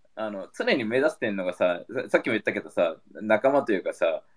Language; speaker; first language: Japanese; native; Japanese